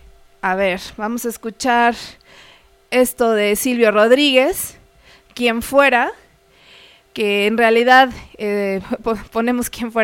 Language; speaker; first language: Spanish; native; Spanish